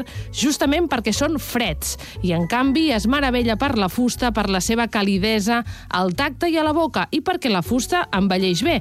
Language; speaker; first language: Catalan; native; Catalan